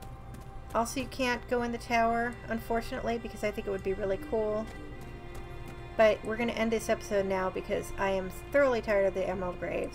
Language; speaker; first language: English; native; English